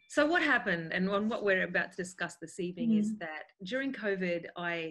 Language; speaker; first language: English; native; English